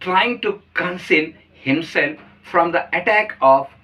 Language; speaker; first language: English; non-native, local second language; Marathi